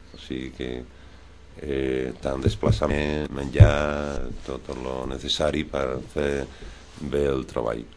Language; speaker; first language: Catalan; non-native, local second language; Spanish